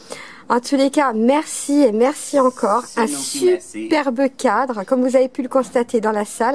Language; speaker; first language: French; native; French